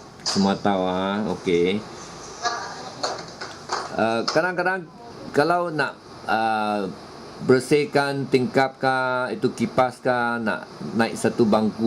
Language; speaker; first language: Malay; non-native, local second language; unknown